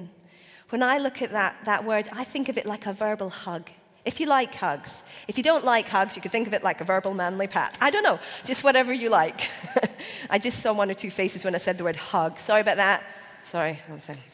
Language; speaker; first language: English; native; English